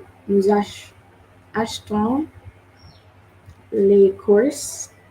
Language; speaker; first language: French; non-native, learner; English